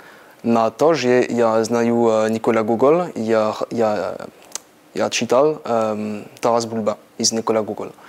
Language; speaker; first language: Russian; non-native, learner; French